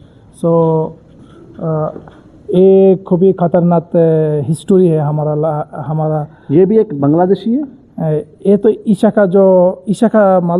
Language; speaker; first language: Hindi; non-native, learner; Bangla